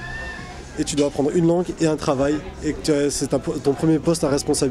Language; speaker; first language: French; native; French